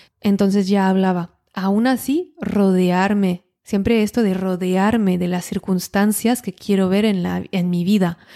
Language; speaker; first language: Spanish; non-native, fluent; French